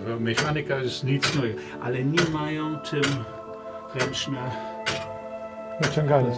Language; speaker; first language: Polish; non-native, learner; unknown